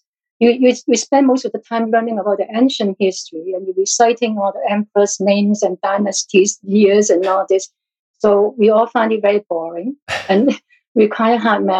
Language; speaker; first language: English; non-native, local second language; Cantonese